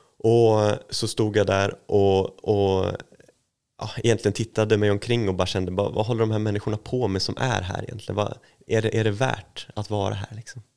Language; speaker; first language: Swedish; native; Swedish